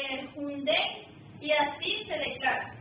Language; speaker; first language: Spanish; native; Spanish